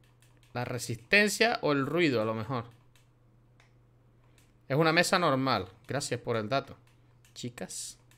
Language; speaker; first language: Spanish; native; Spanish